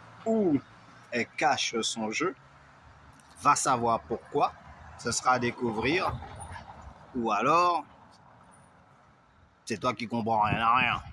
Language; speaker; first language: French; native; French